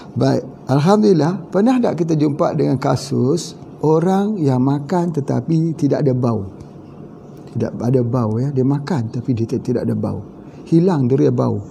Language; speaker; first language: Malay; native; Malay